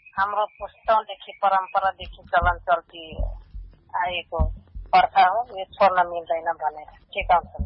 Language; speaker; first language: Nepali; non-native, local second language; Dangaura Tharu